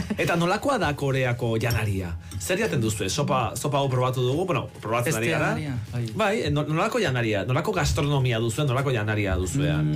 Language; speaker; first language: Basque; native; Basque